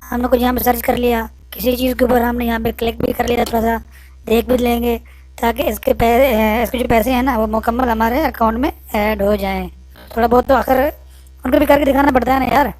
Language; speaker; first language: Urdu; non-native, local second language; Punjabi